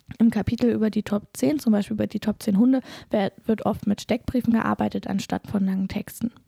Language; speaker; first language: German; native; German